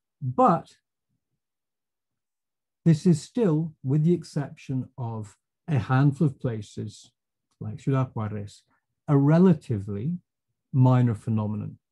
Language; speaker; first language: English; native; English